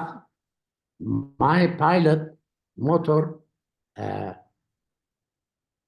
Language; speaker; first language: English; non-native, learner; Turkish